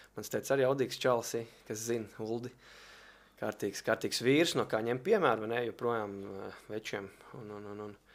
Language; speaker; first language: Latvian; native; Latvian